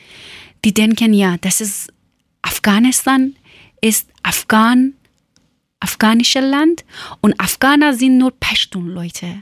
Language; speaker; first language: German; non-native, learner; Persian